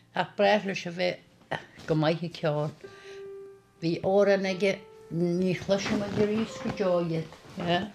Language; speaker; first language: Irish; native; Irish